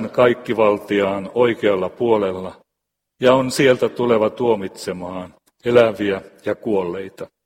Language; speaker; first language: Finnish; native; Finnish